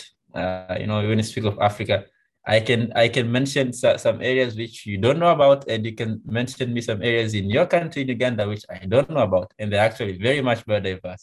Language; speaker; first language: English; non-native, local second language; Swahili